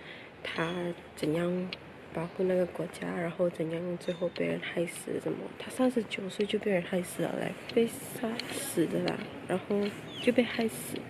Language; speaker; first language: Chinese; early bilingual, heritage; Cantonese